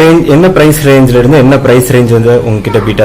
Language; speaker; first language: Tamil; native; Tamil